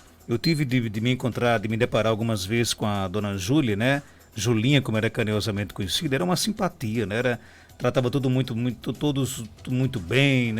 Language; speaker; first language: Portuguese; native; Portuguese